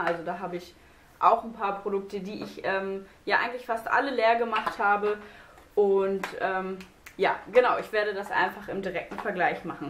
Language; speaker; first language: German; native; German